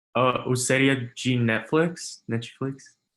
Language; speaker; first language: Portuguese; non-native, learner; English